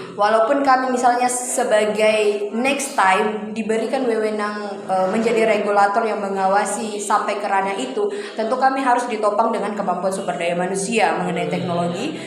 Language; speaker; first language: Indonesian; native; Indonesian